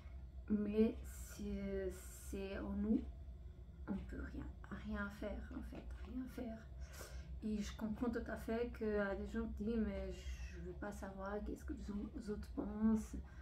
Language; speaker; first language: French; non-native, fluent; Portuguese